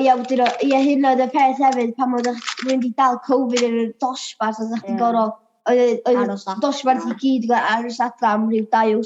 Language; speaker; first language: Welsh; native; Welsh